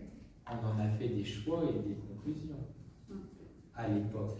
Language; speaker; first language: French; native; French